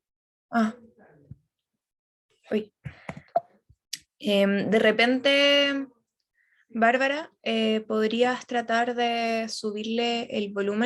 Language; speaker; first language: Spanish; native; Spanish